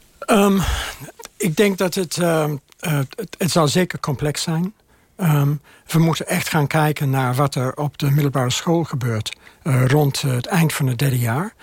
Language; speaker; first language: Dutch; non-native, fluent; English